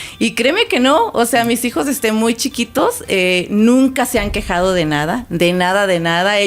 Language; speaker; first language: Spanish; native; Spanish